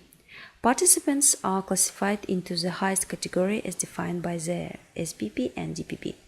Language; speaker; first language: English; non-native, fluent; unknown